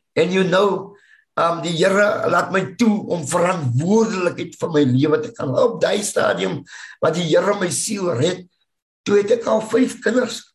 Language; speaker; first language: Afrikaans; native; Afrikaans